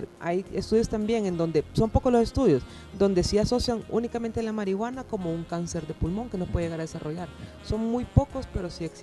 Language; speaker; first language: Spanish; native; Spanish